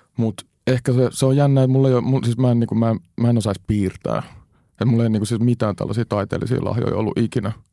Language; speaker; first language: Finnish; native; Finnish